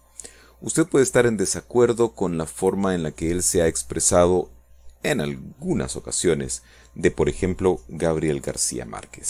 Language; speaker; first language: Spanish; native; Spanish